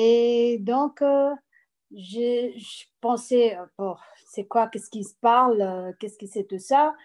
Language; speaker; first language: French; non-native, fluent; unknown